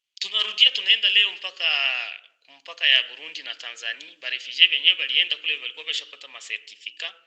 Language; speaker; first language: Swahili; native; Swahili